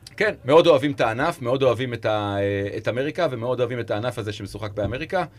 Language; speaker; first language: Hebrew; native; Hebrew